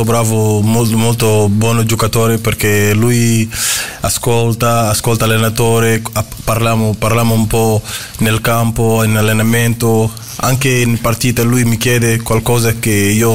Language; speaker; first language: Italian; non-native, fluent; Portuguese